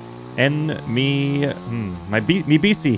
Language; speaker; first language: Spanish; non-native, learner; English